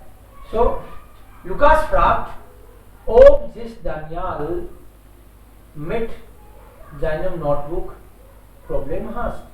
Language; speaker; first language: German; non-native, fluent; Hindi